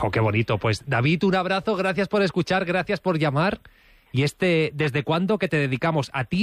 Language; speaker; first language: Spanish; native; Spanish